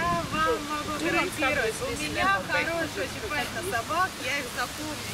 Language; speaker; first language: Russian; native; Russian